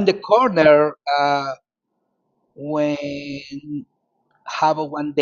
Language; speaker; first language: English; non-native, learner; Spanish